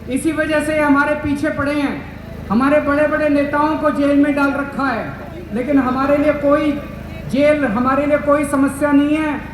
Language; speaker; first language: Hindi; native; Hindi